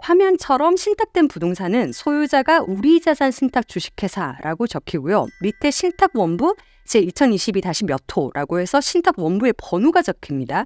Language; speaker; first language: Korean; native; Korean